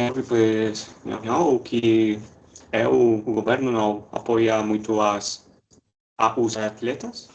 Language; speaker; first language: Portuguese; non-native, learner; Spanish